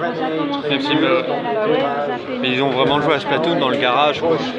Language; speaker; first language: French; native; French